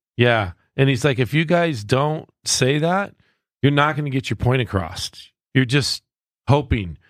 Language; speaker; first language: English; native; English